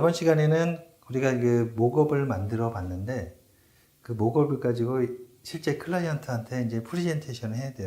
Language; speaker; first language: Korean; native; Korean